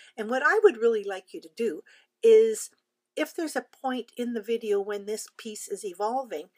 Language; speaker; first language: English; native; English